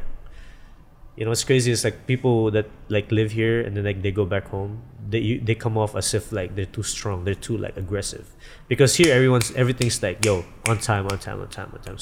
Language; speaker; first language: English; non-native, local second language; Filipino